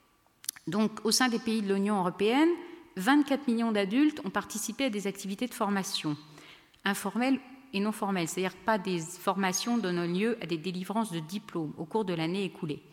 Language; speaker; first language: French; native; French